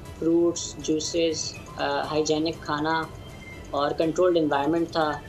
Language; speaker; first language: Urdu; native; Urdu